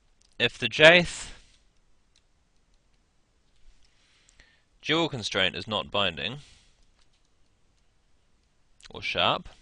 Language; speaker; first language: English; native; English